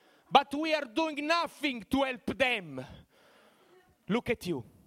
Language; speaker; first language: English; non-native, fluent; Italian